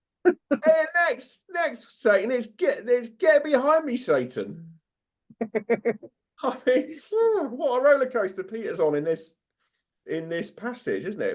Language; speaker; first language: English; native; English